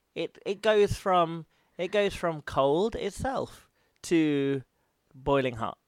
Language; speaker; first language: English; native; English